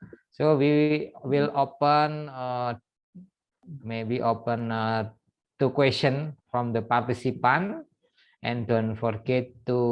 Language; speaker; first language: English; non-native, fluent; Indonesian